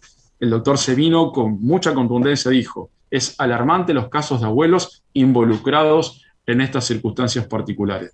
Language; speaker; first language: Spanish; native; Spanish